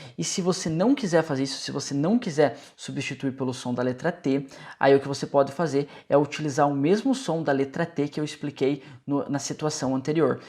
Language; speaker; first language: Portuguese; native; Portuguese